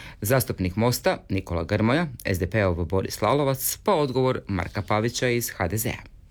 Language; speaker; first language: Croatian; native; Croatian